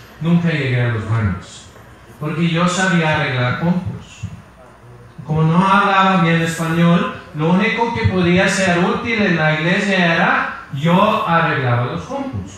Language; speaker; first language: Spanish; non-native, fluent; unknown